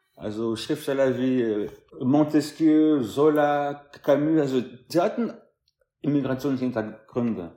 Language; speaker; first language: German; non-native, fluent; French